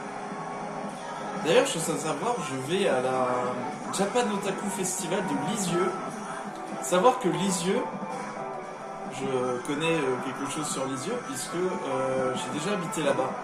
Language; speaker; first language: French; native; French